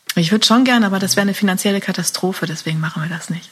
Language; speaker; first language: German; native; German